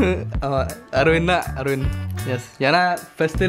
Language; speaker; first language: Tamil; non-native, learner; Thai